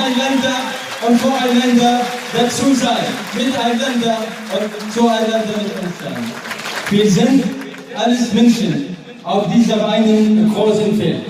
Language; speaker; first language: German; non-native, learner; Arabic